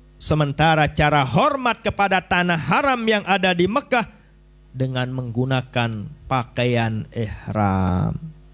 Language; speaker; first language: Malay; non-native, local second language; Sasak